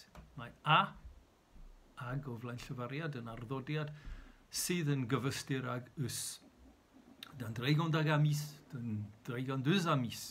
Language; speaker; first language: Welsh; native; Welsh